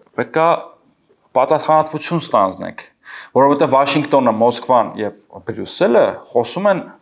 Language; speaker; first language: Armenian; native; Armenian